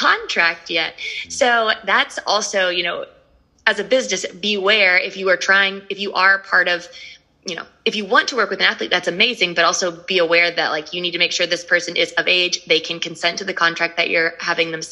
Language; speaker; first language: English; native; English